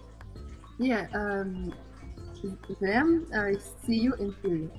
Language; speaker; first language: English; non-native, learner; Russian